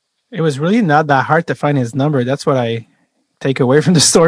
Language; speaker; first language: English; non-native, fluent; French